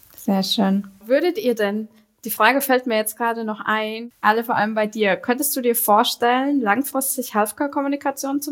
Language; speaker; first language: German; native; German